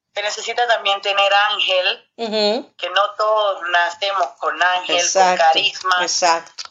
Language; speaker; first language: Spanish; native; Spanish